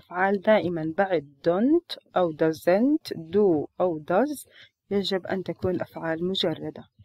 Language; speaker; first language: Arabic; native; Arabic